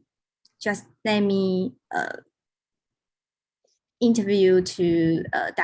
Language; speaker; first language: English; non-native, learner; Chinese